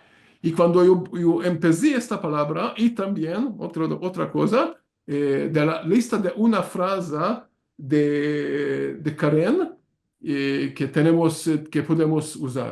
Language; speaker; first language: Spanish; non-native, learner; Hungarian